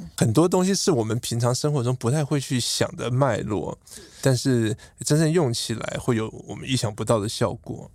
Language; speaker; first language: Chinese; native; Chinese